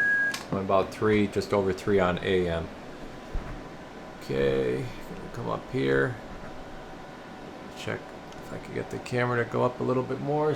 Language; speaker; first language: English; native; English